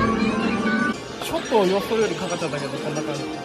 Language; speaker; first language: Japanese; native; Japanese